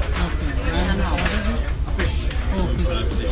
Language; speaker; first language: English; non-native, local second language; Hindi